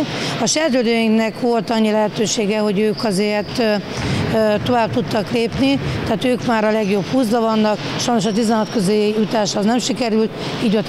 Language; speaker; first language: Hungarian; native; Hungarian